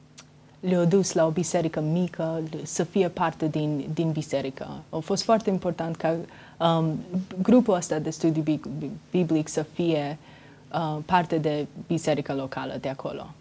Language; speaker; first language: Romanian; early bilingual, heritage; Romanian